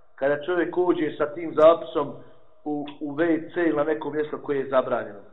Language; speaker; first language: Bosnian; native; Bosnian